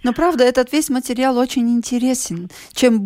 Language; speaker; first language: Russian; native; Russian